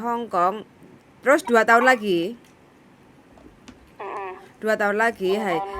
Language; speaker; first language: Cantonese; non-native, learner; Indonesian